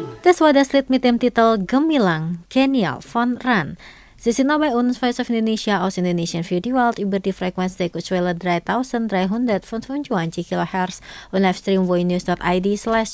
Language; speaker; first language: German; non-native, fluent; Indonesian